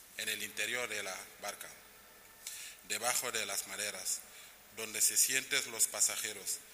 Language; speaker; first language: Spanish; non-native, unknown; Wolof